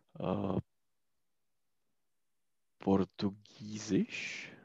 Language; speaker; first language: German; non-native, learner; Czech